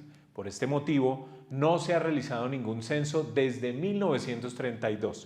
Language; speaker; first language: Spanish; native; Spanish